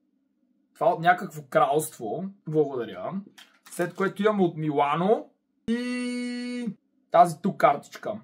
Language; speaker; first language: Bulgarian; native; Bulgarian